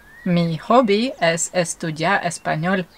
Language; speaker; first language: Spanish; non-native, learner; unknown